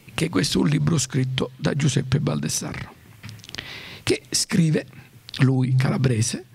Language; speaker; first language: Italian; native; Italian